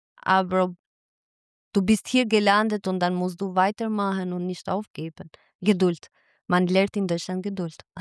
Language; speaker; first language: German; non-native, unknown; Albanian